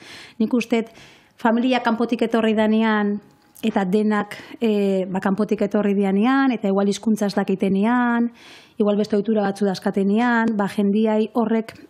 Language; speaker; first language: Basque; native; Basque